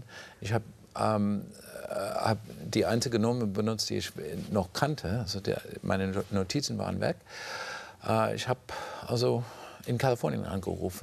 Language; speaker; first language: German; non-native, fluent; English